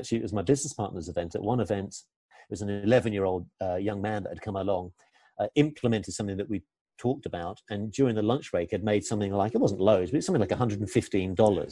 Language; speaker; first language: English; native; English